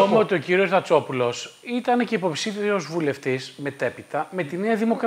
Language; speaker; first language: Greek; native; Greek